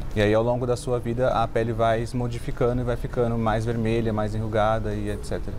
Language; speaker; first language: Portuguese; native; Portuguese